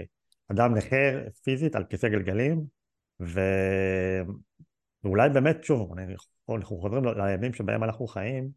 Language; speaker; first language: Hebrew; native; Hebrew